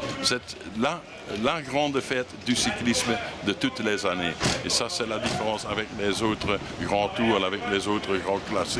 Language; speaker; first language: French; non-native, fluent; Dutch